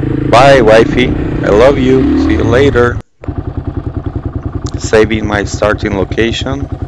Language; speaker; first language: English; non-native, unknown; Spanish